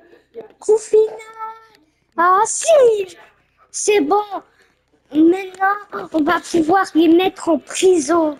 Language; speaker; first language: French; native; French